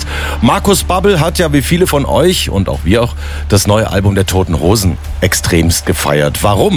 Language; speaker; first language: German; native; German